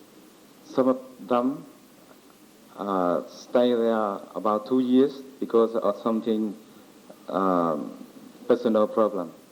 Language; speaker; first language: English; non-native, learner; Vietnamese